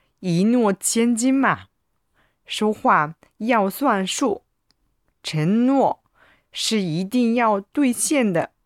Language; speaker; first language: Chinese; non-native, fluent; Japanese